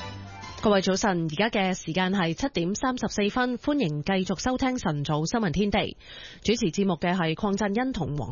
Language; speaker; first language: Cantonese; native; Cantonese